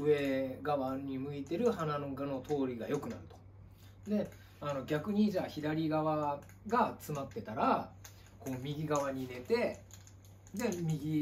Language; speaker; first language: Japanese; native; Japanese